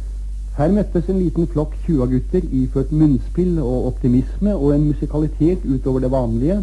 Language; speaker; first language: Norwegian; native; Norwegian